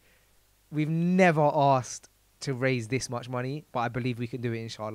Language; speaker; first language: English; native; English